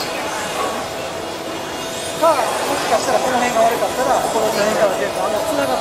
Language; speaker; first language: Japanese; native; Japanese